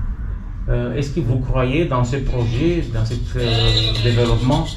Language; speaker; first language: French; non-native, fluent; Romanian